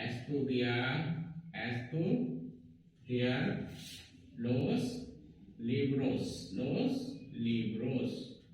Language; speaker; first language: Spanish; non-native, learner; Hindi